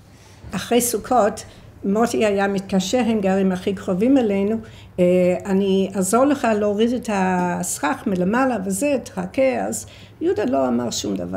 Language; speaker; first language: Hebrew; non-native, fluent; English